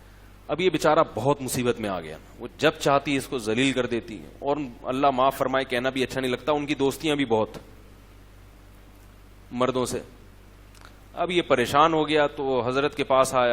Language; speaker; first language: Urdu; native; Urdu